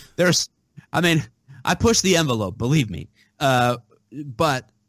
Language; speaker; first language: English; native; English